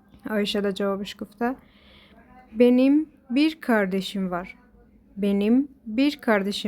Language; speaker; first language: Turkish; non-native, fluent; Persian